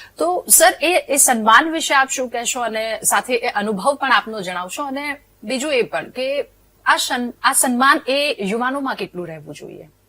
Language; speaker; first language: Gujarati; native; Gujarati